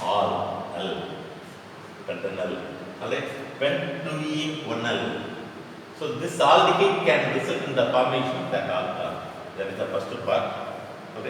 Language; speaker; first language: English; non-native, local second language; Tamil